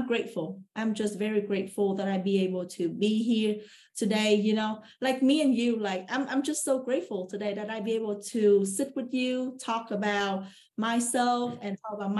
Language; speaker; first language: English; non-native, fluent; Vietnamese